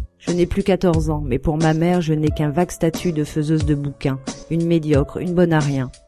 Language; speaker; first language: French; native; French